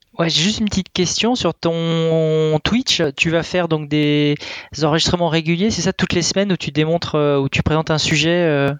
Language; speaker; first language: French; native; French